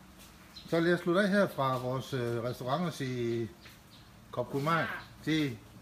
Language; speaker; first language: Thai; non-native, fluent; Danish